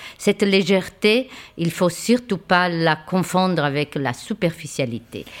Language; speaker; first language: French; non-native, fluent; Italian